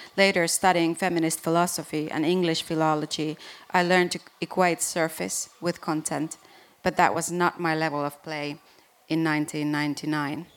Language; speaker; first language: English; non-native, fluent; Finnish